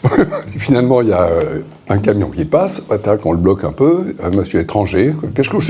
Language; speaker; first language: French; native; French